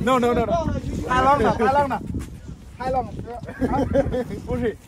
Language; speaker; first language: Chinese; non-native, learner; Bangla